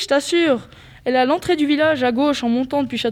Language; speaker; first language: French; native; French